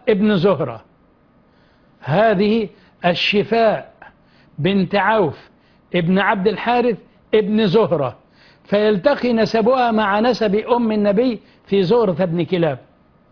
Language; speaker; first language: Arabic; native; Arabic